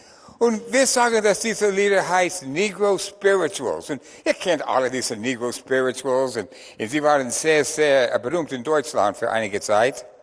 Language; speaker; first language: German; non-native, fluent; English